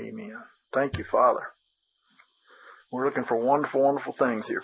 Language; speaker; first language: English; native; English